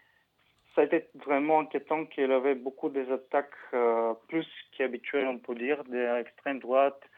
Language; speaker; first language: French; non-native, fluent; Bulgarian